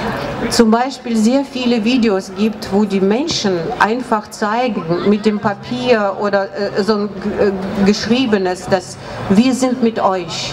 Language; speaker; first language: German; non-native, fluent; Russian